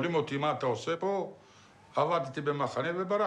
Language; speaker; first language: Hebrew; non-native, fluent; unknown